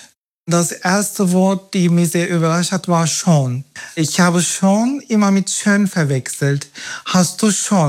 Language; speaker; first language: German; non-native, fluent; Turkish